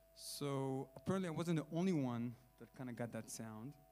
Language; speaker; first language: English; non-native, fluent; Hebrew